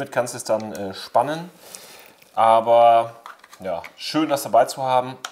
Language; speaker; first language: German; native; German